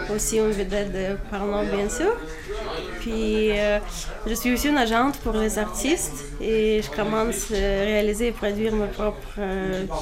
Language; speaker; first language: French; non-native, fluent; Russian